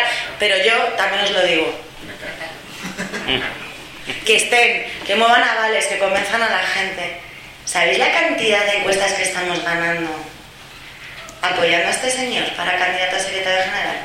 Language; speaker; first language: Spanish; native; Spanish